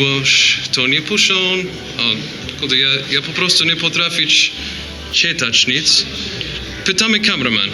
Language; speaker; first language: Polish; non-native, learner; English